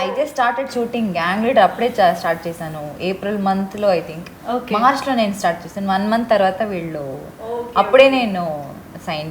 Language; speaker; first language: Telugu; non-native, learner; Tamil